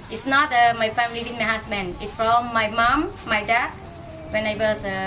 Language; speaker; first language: English; non-native, learner; Khmer